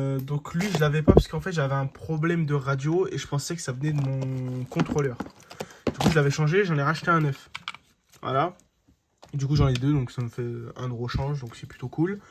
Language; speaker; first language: French; native; French